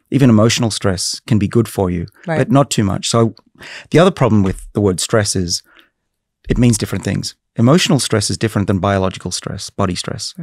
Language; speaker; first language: English; native; English